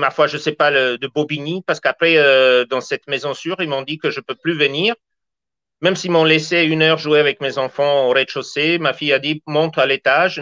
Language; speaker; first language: French; native; French